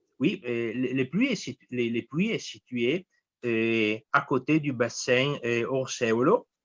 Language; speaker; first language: French; non-native, fluent; Italian